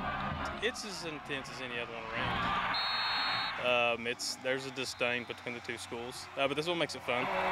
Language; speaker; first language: English; native; English